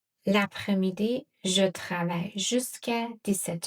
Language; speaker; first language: French; non-native, fluent; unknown